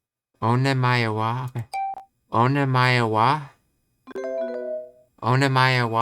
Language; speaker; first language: Japanese; non-native, learner; English